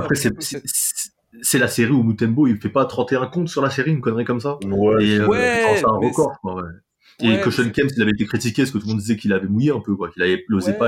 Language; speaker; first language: French; native; French